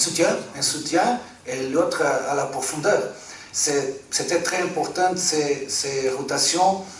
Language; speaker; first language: French; non-native, fluent; Portuguese